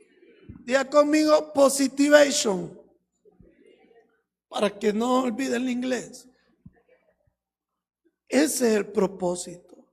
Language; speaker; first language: Spanish; native; Spanish